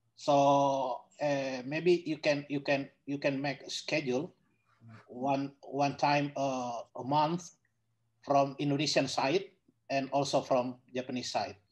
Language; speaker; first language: English; non-native, learner; Indonesian